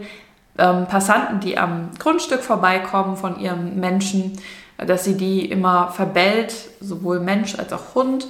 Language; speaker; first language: German; native; German